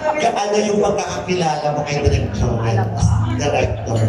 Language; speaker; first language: Filipino; native; Filipino